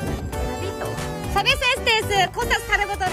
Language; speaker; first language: Spanish; non-native, learner; Japanese